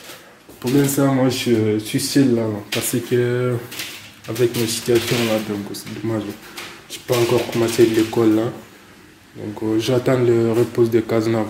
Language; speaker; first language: French; non-native, learner; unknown